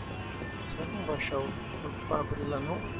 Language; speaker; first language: Portuguese; native; Portuguese